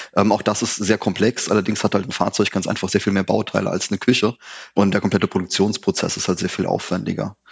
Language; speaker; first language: German; native; German